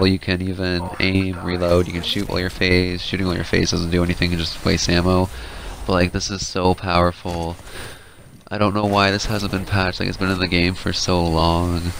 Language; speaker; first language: English; native; English